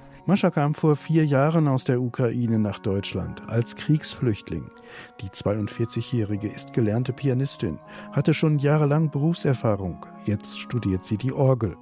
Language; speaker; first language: German; native; German